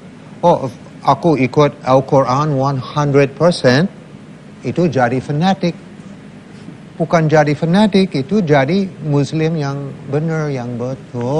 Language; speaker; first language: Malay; non-native, fluent; English